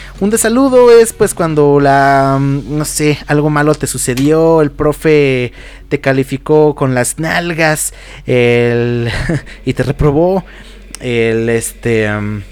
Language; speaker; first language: Spanish; native; Spanish